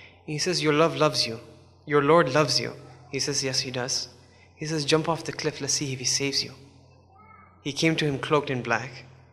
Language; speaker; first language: English; native; English